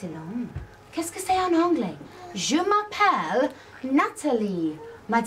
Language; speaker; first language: French; non-native, learner; English